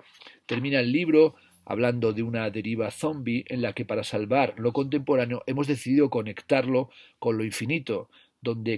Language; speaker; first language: Spanish; native; Spanish